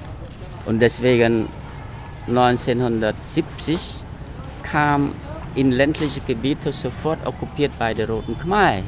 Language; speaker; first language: German; non-native, fluent; Khmer